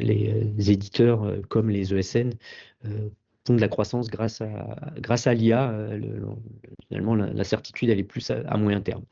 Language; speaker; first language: French; native; French